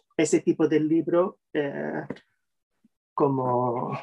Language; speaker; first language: Spanish; non-native, fluent; English